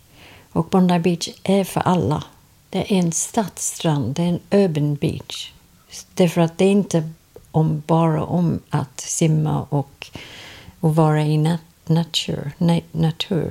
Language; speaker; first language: Swedish; non-native, fluent; English